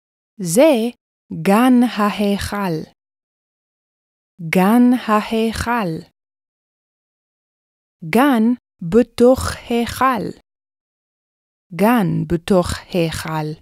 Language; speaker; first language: Hebrew; non-native, fluent; English